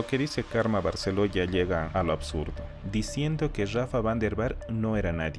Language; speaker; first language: Spanish; native; Spanish